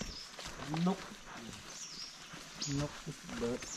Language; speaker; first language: English; non-native, learner; Thai